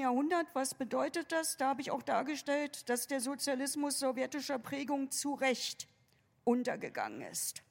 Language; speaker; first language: German; native; German